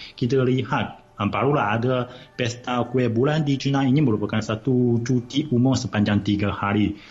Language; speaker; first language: Malay; non-native, fluent; Chinese